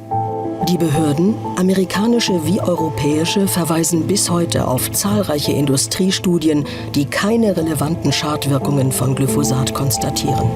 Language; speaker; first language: German; native; German